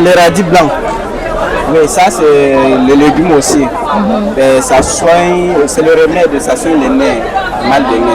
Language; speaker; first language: French; non-native, local second language; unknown